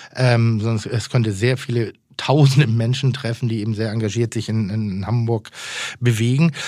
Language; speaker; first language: German; native; German